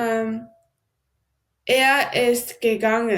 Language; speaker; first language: German; non-native, learner; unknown